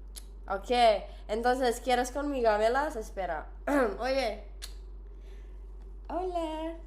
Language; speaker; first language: Spanish; non-native, learner; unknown